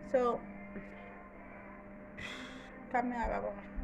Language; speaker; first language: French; non-native, local second language; Haitian Creole